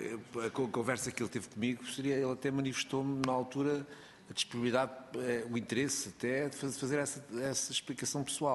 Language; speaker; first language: Portuguese; native; Portuguese